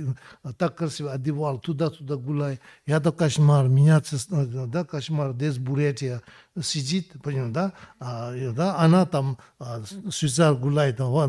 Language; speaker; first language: Russian; non-native, learner; Tibetan